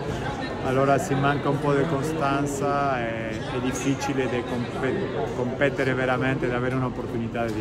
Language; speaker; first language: Italian; non-native, fluent; Spanish